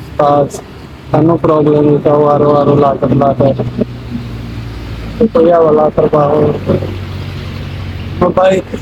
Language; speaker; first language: Filipino; non-native, learner; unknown